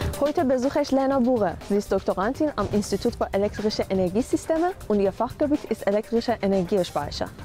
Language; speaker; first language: German; non-native, fluent; Persian